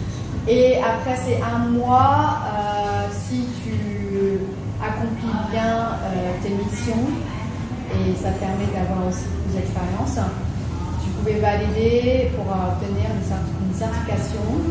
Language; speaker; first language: French; early bilingual, other home language; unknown